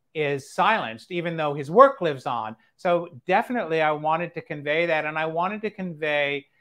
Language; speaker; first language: English; native; English